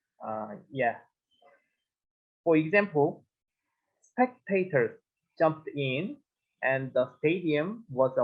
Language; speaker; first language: English; non-native, learner; Korean